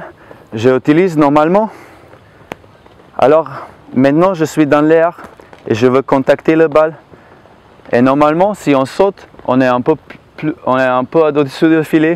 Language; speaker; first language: French; non-native, learner; Slovenian